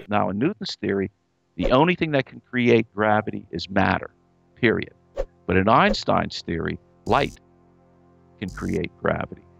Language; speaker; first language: English; native; English